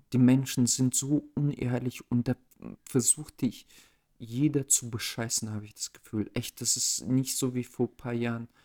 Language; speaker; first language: German; early bilingual, other home language; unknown